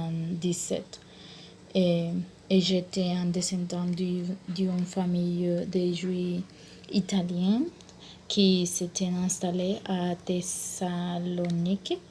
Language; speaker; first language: French; non-native, learner; Spanish